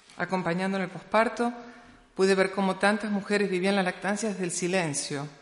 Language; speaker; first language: Spanish; native; Spanish